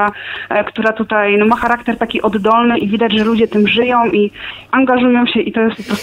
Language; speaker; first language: Polish; native; Polish